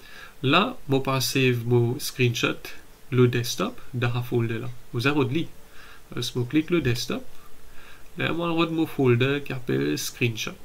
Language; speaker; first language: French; non-native, local second language; Morisyen